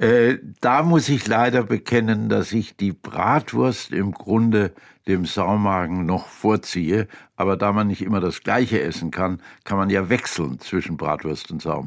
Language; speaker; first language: German; native; German